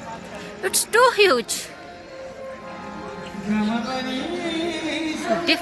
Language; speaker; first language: English; non-native, learner; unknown